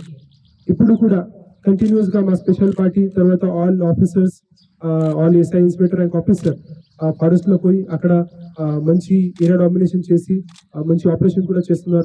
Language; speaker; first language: Telugu; non-native, learner; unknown